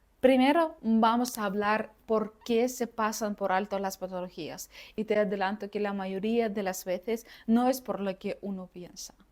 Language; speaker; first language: Spanish; non-native, fluent; Russian